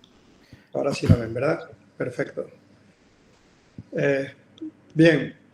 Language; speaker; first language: Spanish; native; Spanish